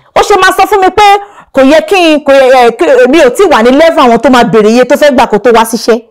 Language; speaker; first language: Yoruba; non-native, local second language; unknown